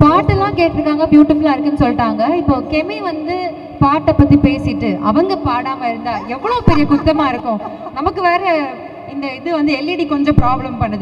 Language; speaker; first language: Tamil; native; Tamil